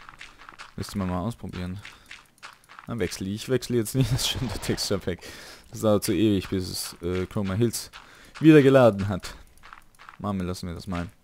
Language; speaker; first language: German; native; German